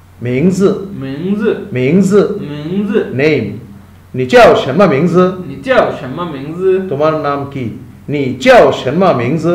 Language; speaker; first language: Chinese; non-native, fluent; Bangla